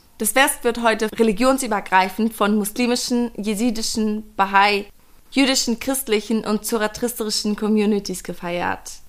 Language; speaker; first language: German; early bilingual, other home language; Persian